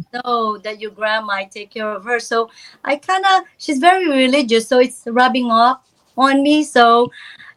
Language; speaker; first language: English; non-native, local second language; Filipino